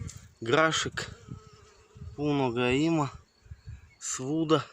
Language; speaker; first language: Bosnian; non-native, learner; Russian